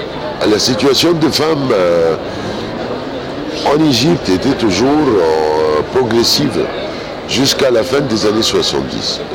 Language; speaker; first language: French; non-native, fluent; Arabic